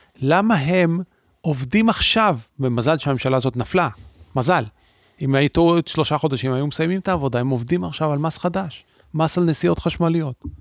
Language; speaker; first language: Hebrew; native; Hebrew